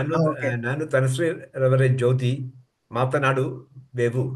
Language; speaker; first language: Kannada; non-native, learner; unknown